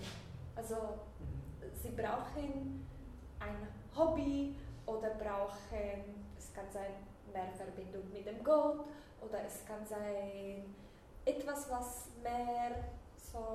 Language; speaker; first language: German; non-native, fluent; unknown